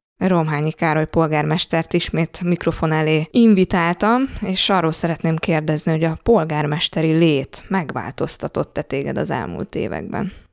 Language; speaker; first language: Hungarian; native; Hungarian